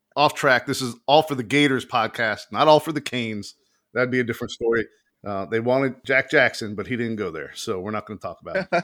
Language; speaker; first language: English; native; English